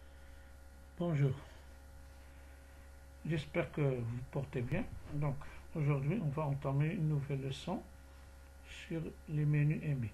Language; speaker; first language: French; non-native, local second language; Arabic